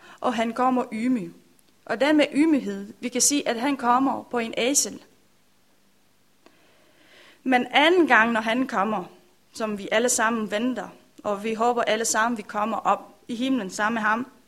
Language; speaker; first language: Danish; non-native, learner; Romanian